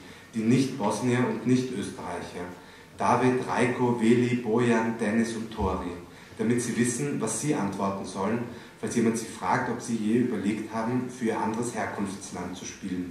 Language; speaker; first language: German; native; German